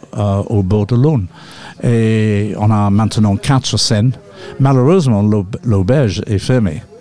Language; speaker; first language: French; non-native, fluent; English